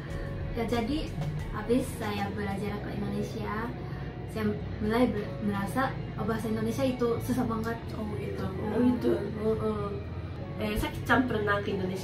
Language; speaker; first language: Indonesian; non-native, fluent; Japanese